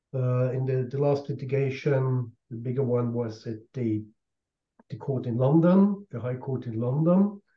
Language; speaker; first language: English; non-native, fluent; German